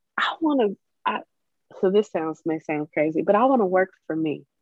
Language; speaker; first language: English; native; English